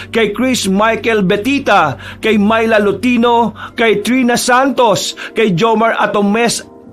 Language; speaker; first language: Filipino; native; Filipino